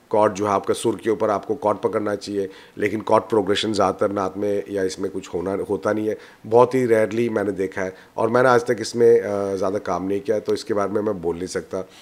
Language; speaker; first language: Hindi; non-native, local second language; Malayalam